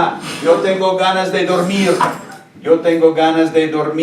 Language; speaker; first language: Spanish; non-native, fluent; English